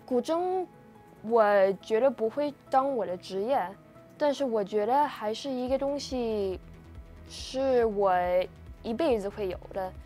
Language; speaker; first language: Chinese; early bilingual, heritage; Chinese